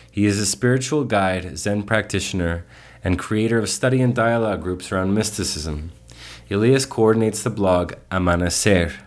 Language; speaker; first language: English; native; English